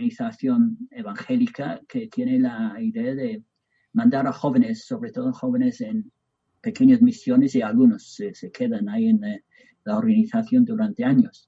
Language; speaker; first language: Spanish; non-native, fluent; English